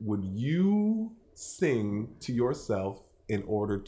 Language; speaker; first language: English; native; English